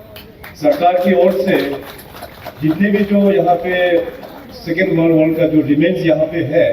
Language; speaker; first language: Hindi; non-native, local second language; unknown